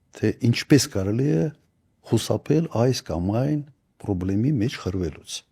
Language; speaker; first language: Armenian; native; Armenian